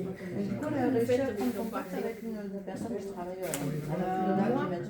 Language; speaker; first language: French; native; French